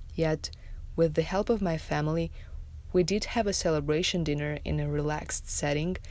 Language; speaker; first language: English; non-native, fluent; Tajik